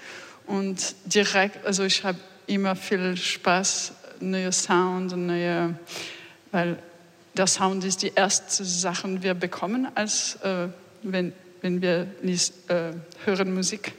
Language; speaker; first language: German; non-native, learner; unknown